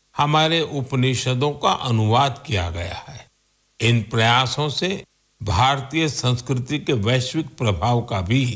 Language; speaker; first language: Hindi; non-native, local second language; Gujarati